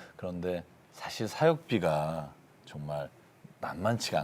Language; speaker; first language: Korean; native; Korean